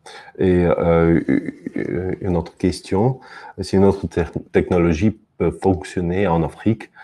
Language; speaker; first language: French; non-native, fluent; Russian